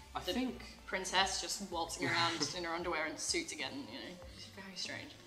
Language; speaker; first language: English; native; English